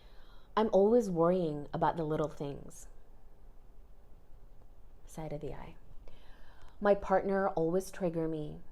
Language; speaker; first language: English; native; English